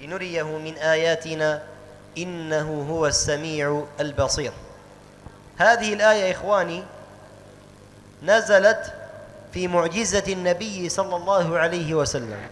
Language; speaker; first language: Arabic; native; Arabic